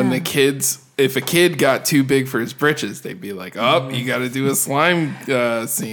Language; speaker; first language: English; native; English